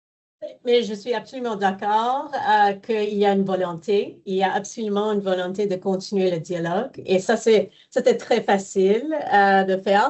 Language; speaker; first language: French; non-native, fluent; English